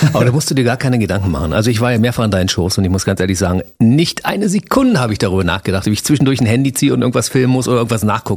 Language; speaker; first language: German; native; German